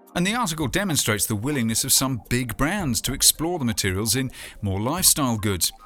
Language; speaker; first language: English; native; English